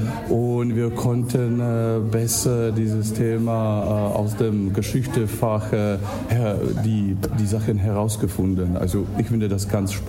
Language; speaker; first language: German; non-native, fluent; Czech